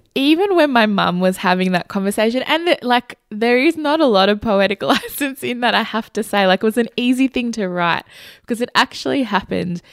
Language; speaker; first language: English; early bilingual, other home language; Hindi